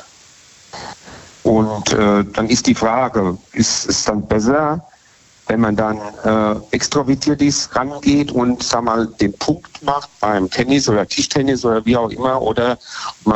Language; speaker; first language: German; native; German